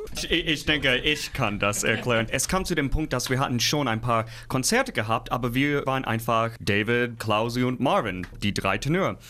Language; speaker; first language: German; non-native, fluent; English